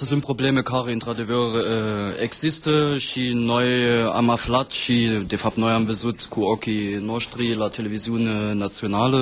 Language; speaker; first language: Romanian; non-native, fluent; German